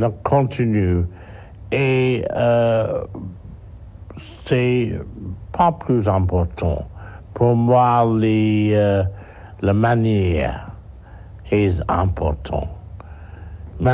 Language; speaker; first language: French; non-native, learner; English